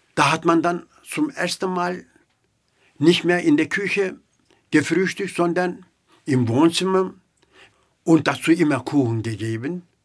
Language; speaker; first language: German; non-native, fluent; Turkish